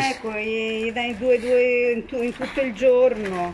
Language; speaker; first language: Italian; native; Italian